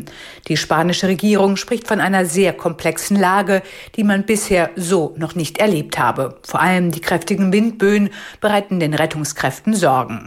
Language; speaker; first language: German; native; German